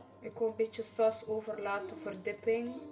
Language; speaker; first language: Dutch; early bilingual, other home language; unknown